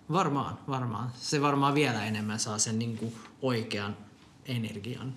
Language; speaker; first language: Finnish; non-native, local second language; Swedish